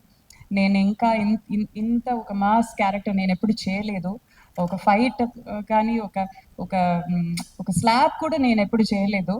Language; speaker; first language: Telugu; non-native, fluent; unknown